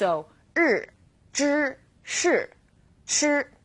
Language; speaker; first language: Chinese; non-native, fluent; English